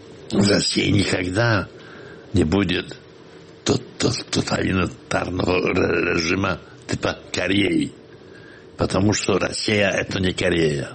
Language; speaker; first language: Russian; non-native, fluent; Polish